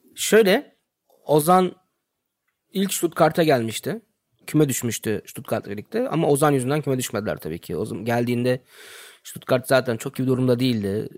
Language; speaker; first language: Turkish; early bilingual, heritage; Turkish